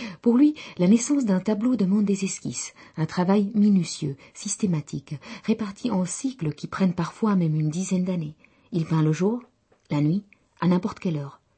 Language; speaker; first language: French; non-native, fluent; Czech